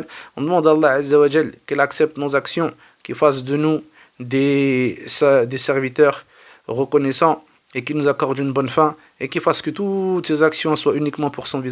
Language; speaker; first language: French; native; French